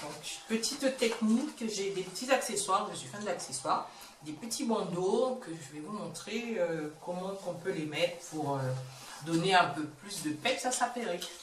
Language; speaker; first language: French; native; French